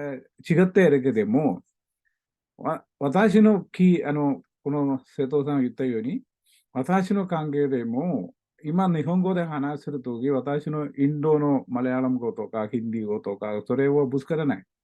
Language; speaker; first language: Japanese; non-native, learner; Malayalam